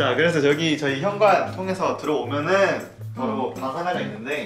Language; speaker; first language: Korean; native; Korean